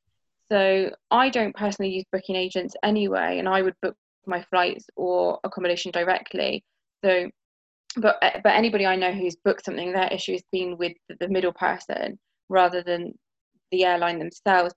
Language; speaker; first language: English; native; English